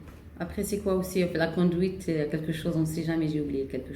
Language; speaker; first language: French; non-native, learner; Arabic